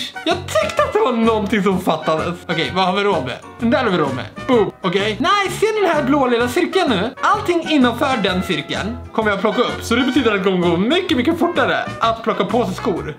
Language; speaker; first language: Swedish; native; Swedish